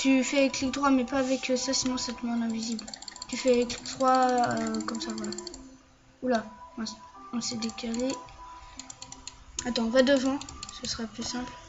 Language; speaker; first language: French; native; French